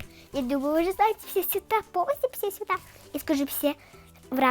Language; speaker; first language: Russian; early bilingual, heritage; Russian